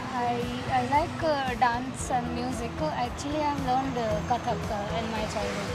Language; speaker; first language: English; non-native, local second language; Gujarati